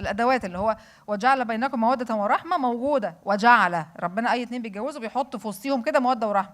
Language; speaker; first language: Arabic; native; Arabic